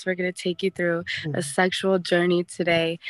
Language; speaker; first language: English; native; English